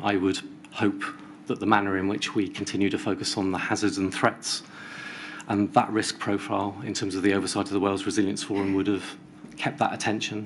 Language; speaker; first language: English; native; English